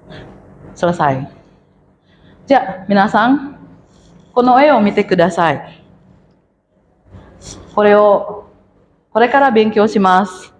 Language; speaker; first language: Japanese; non-native, fluent; Indonesian